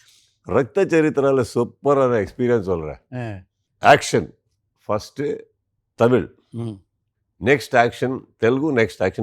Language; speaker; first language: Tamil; non-native, learner; Kannada